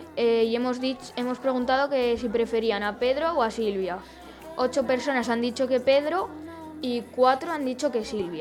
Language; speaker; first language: Spanish; native; Spanish